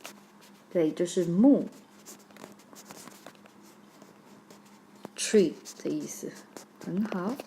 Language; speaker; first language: Chinese; non-native, fluent; English